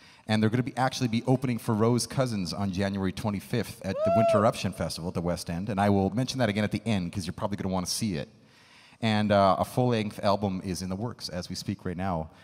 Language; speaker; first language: English; native; English